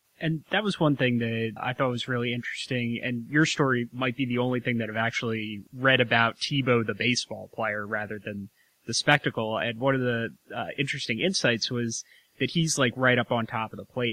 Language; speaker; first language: English; native; English